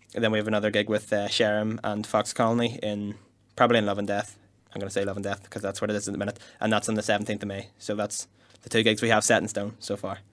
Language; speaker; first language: English; native; English